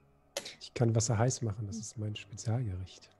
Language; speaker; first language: German; native; German